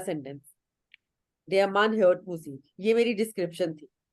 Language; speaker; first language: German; non-native, fluent; Urdu